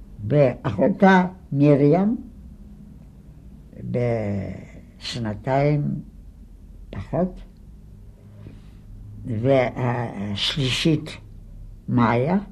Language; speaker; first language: Hebrew; non-native, fluent; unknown